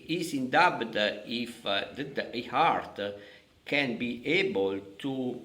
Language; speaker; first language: English; non-native, fluent; Italian